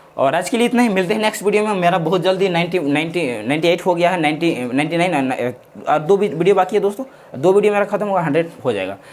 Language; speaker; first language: Hindi; native; Hindi